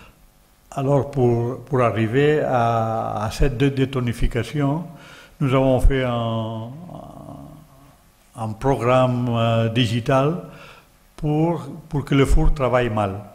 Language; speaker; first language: French; non-native, learner; Catalan